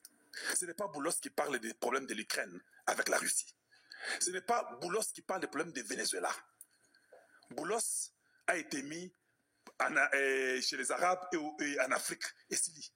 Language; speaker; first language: French; non-native, local second language; Lingala